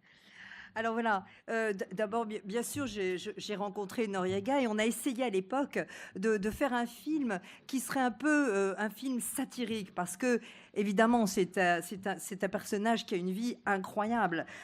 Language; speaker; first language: French; native; French